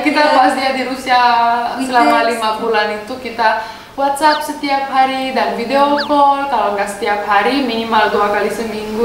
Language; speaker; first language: Indonesian; non-native, learner; Russian